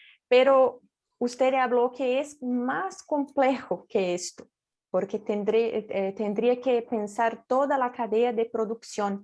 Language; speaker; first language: Spanish; non-native, fluent; Portuguese